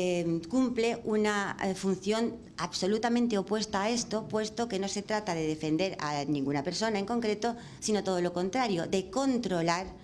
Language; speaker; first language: Spanish; native; Spanish